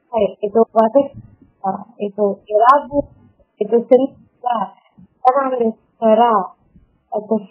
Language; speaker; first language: Japanese; non-native, learner; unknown